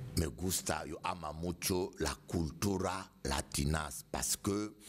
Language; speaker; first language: Spanish; non-native, learner; Haitian Creole